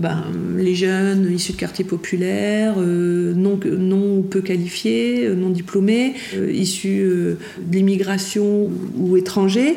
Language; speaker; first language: French; native; French